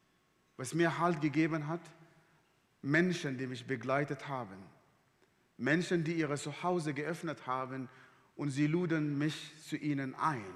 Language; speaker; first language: German; non-native, fluent; Arabic